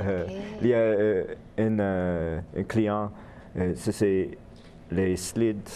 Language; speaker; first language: French; non-native, learner; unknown